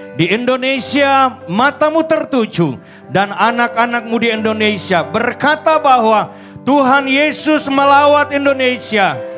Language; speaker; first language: Indonesian; native; Indonesian